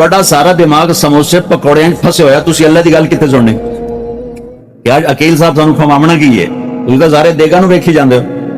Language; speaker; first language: Hindi; non-native, local second language; Punjabi